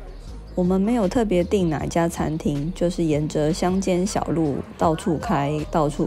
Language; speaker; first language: Chinese; native; Chinese